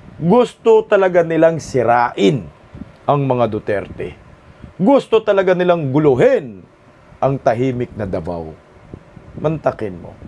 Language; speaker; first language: Filipino; non-native, local second language; Cebuano